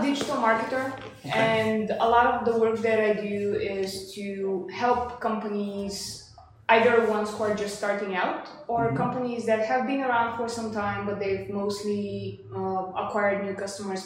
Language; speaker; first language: English; non-native, fluent; Bulgarian